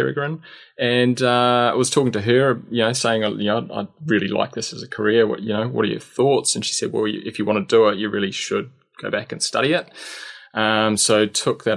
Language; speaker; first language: English; native; English